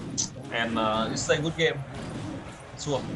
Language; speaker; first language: English; non-native, learner; Vietnamese